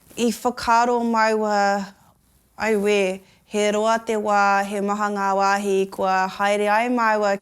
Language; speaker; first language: Māori; non-native, local second language; English